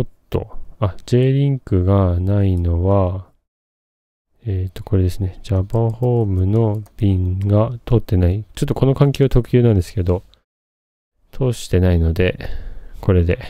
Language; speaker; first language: Japanese; native; Japanese